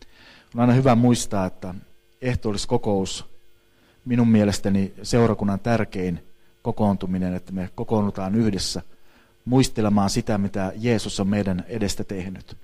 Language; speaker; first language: Finnish; native; Finnish